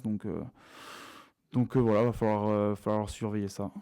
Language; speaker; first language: French; native; French